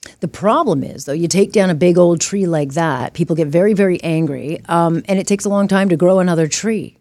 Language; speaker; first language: English; native; English